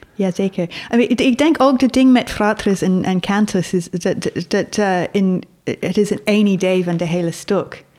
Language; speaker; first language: Dutch; non-native, fluent; English